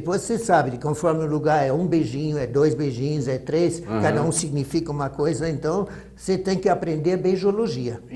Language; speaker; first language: Portuguese; early bilingual, other home language; German